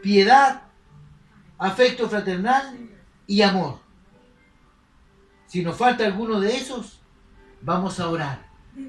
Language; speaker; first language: Spanish; native; Spanish